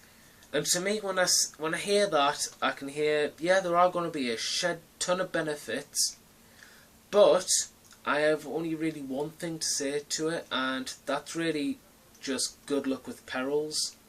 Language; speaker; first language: English; native; English